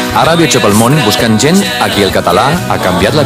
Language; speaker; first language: Catalan; non-native, fluent; Icelandic